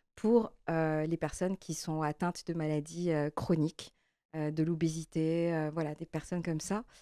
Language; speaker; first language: French; native; French